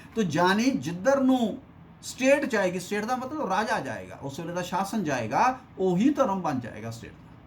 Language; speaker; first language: Hindi; non-native, local second language; Punjabi